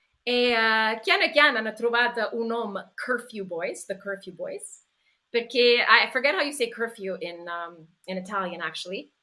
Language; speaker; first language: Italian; early bilingual, heritage; English